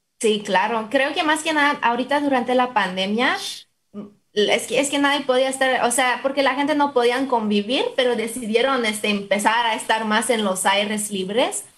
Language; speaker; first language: Spanish; non-native, fluent; French